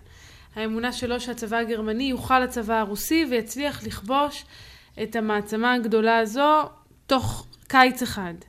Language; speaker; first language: Hebrew; native; Hebrew